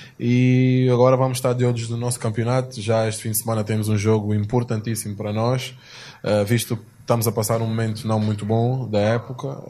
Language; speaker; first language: Portuguese; native; Portuguese